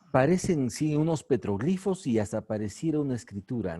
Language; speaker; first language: Spanish; native; Spanish